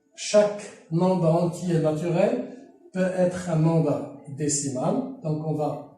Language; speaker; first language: French; non-native, local second language; Arabic